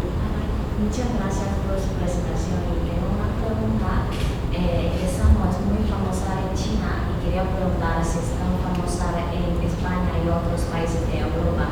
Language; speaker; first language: Spanish; non-native, fluent; Chinese